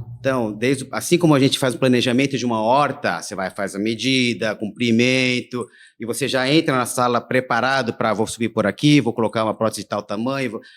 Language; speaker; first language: Portuguese; early bilingual, other home language; Korean